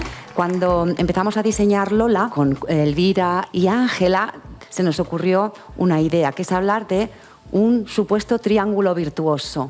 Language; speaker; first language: Spanish; native; Spanish